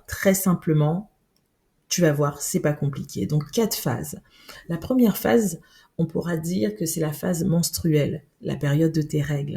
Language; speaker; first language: French; native; French